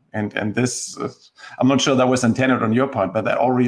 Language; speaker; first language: English; non-native, fluent; German